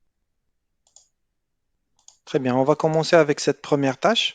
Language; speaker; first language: French; non-native, local second language; Arabic